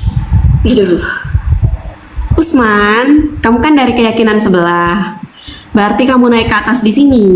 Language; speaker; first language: Indonesian; native; Indonesian